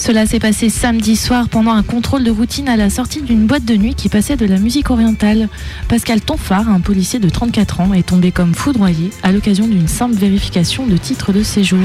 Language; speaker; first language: French; native; French